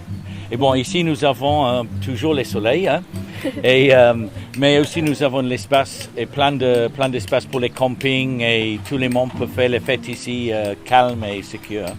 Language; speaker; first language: French; non-native, learner; English